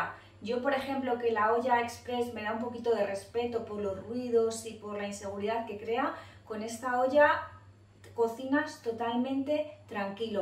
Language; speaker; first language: Spanish; native; Spanish